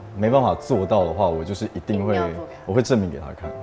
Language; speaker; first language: Chinese; native; Chinese